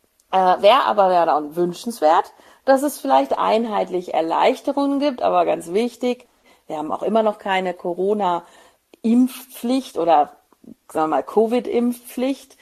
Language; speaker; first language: German; native; German